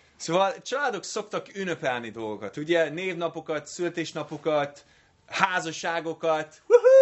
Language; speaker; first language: Hungarian; non-native, fluent; English